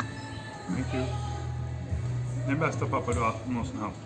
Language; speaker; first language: Swedish; native; Swedish